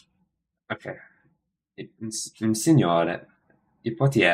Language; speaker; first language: Italian; non-native, learner; English